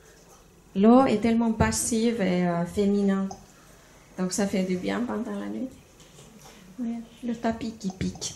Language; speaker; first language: French; non-native, fluent; Finnish